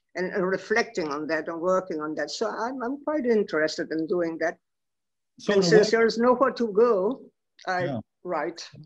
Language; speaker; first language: English; non-native, fluent; Spanish